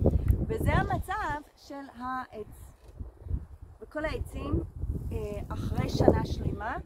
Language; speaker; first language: Hebrew; non-native, fluent; English